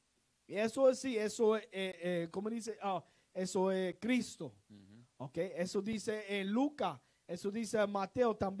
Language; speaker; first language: Spanish; non-native, learner; English